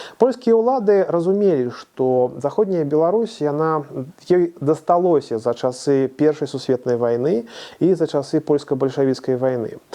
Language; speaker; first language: Belarusian; native; Belarusian